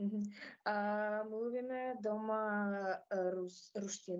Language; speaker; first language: Czech; non-native, learner; Ukrainian